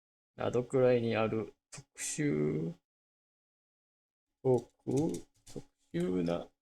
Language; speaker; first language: Japanese; non-native, learner; English